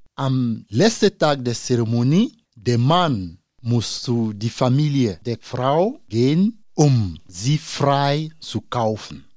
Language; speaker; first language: German; non-native, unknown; Dyula